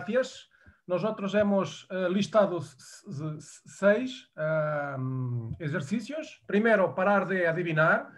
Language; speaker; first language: Spanish; non-native, fluent; Portuguese